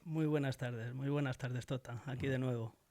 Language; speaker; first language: Spanish; native; Spanish